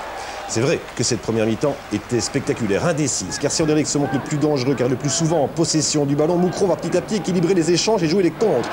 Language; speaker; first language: French; native; French